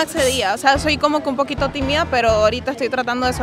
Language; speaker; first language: Spanish; native; Spanish